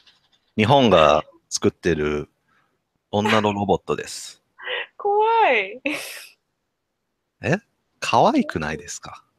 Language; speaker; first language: Japanese; non-native, learner; English